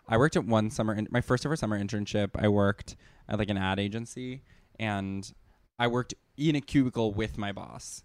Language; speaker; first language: English; native; English